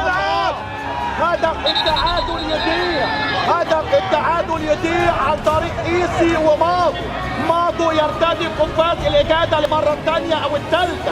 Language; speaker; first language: Arabic; native; Arabic